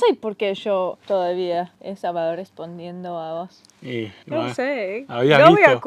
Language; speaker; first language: Spanish; non-native, learner; English